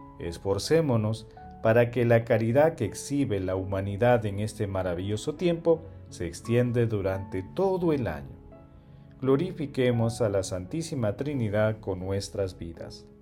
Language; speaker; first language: Spanish; native; Spanish